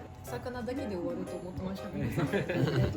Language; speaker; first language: Japanese; non-native, fluent; French